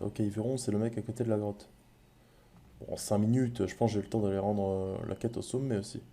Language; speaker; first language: French; native; French